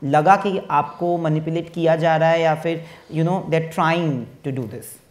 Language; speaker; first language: Hindi; non-native, local second language; Bangla